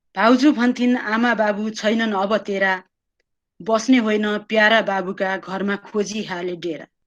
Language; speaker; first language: Nepali; native; Nepali